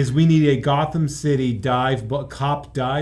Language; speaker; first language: English; native; English